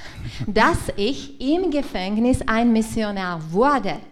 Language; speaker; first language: German; non-native, learner; Czech